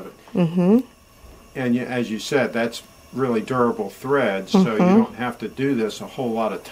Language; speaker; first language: English; native; English